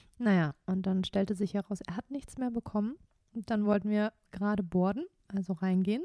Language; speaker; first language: German; native; German